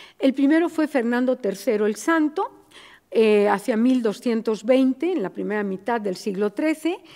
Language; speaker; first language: Spanish; native; Spanish